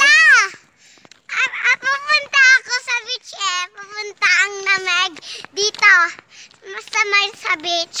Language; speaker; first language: Filipino; early bilingual, heritage; Filipino